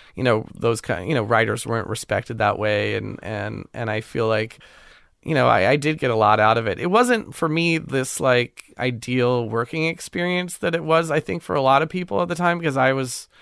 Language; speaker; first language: English; native; English